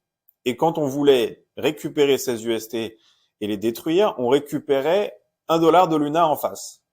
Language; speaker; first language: French; native; French